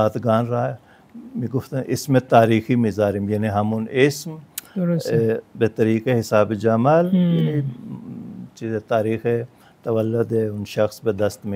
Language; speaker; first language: Persian; non-native, fluent; Punjabi